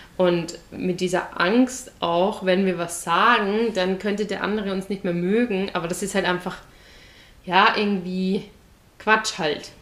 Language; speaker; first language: German; native; German